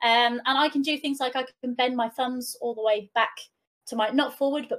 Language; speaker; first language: English; non-native, local second language; Welsh